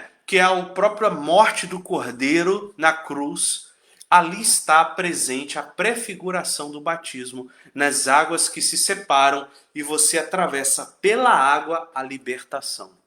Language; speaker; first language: Portuguese; native; Portuguese